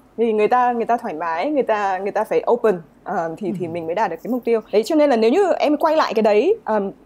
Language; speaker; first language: Vietnamese; native; Vietnamese